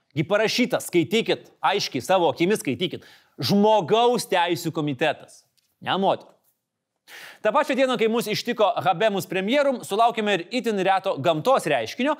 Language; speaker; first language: Lithuanian; native; Lithuanian